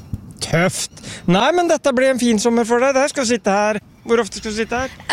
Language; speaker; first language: Norwegian; native; Norwegian